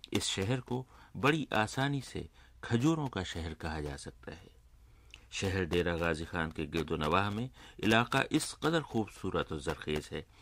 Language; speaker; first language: Urdu; native; Urdu